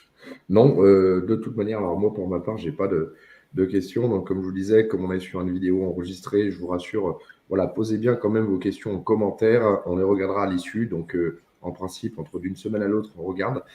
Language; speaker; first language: French; native; French